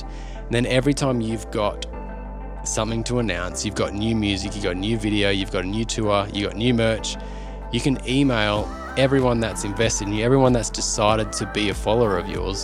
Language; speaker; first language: English; native; English